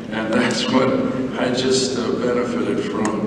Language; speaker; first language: English; native; English